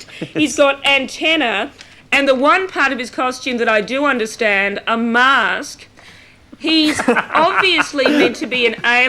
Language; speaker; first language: English; native; English